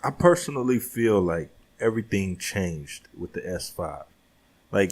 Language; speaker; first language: English; native; English